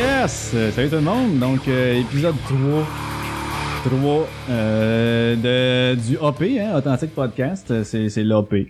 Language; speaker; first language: French; native; French